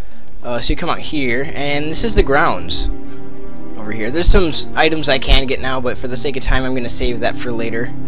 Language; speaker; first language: English; native; English